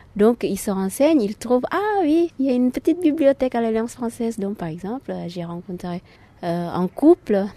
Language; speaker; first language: French; non-native, fluent; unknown